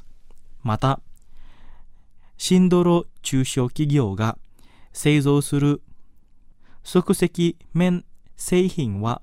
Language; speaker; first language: Japanese; non-native, fluent; Indonesian